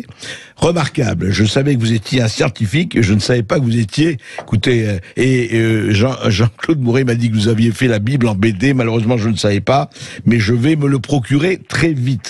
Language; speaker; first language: French; native; French